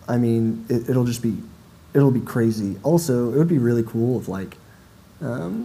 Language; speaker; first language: English; native; English